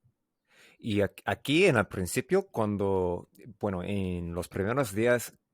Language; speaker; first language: Spanish; non-native, learner; English